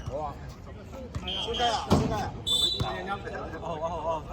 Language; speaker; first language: Chinese; native; Chinese